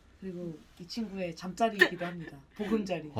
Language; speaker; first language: Korean; native; Korean